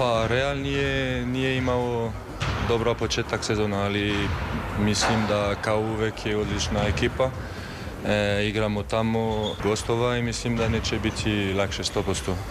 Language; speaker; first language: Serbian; non-native, fluent; French